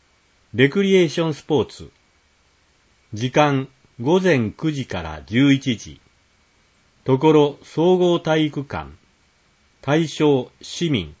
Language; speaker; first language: Japanese; native; Japanese